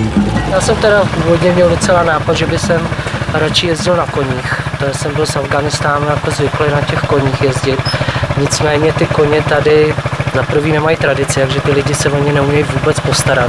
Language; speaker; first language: Czech; native; Czech